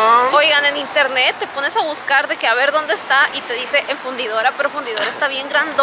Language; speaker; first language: Spanish; native; Spanish